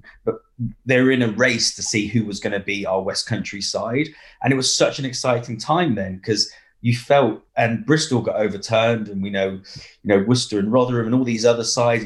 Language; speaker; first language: English; native; English